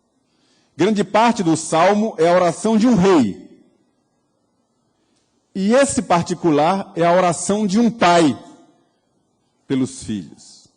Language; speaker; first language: Portuguese; native; Portuguese